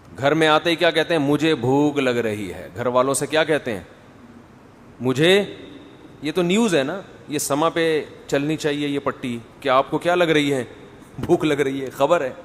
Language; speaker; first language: Urdu; non-native, local second language; Pashto